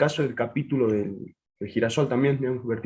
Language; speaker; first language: Spanish; native; Spanish